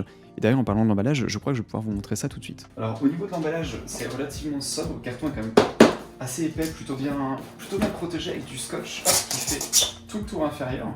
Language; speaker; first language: French; native; French